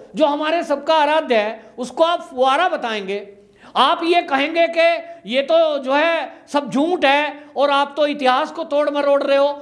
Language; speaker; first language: Hindi; native; Hindi